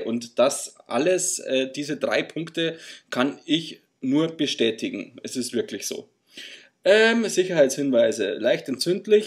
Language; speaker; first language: German; native; German